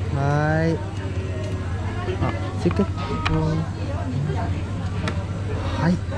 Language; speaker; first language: Japanese; non-native, learner; Cantonese